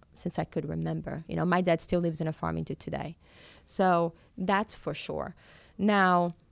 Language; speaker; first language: English; non-native, fluent; Portuguese